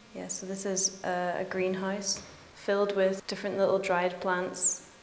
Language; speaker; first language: English; native; English